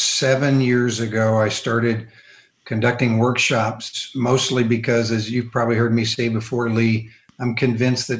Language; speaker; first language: English; native; English